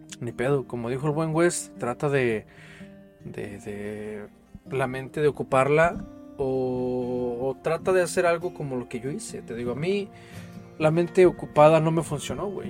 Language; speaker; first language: Spanish; native; Spanish